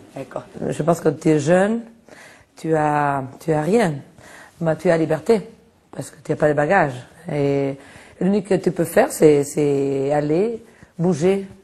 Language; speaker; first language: French; non-native, fluent; Spanish